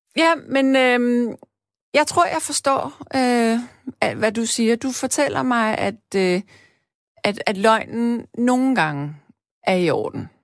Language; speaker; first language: Danish; native; Danish